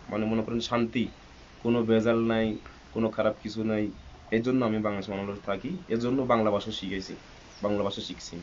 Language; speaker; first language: Bangla; non-native, fluent; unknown